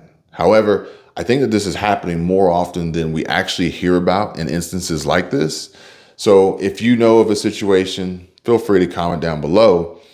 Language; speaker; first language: English; native; English